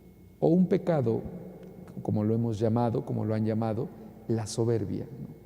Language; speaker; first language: Spanish; native; Spanish